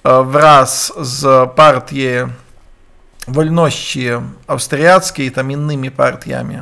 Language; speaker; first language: Polish; non-native, learner; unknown